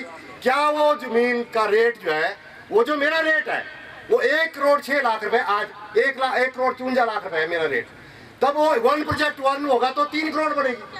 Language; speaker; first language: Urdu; non-native, local second language; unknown